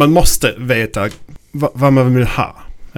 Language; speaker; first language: Swedish; non-native, learner; German